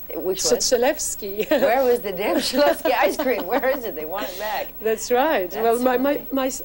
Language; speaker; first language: English; non-native, fluent; Polish